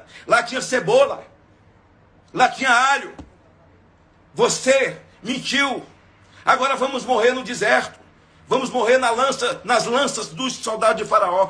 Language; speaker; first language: Portuguese; native; Portuguese